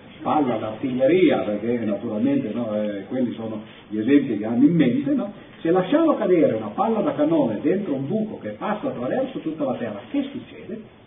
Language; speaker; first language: Italian; native; Italian